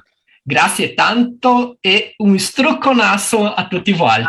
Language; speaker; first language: Italian; early bilingual, heritage; Portuguese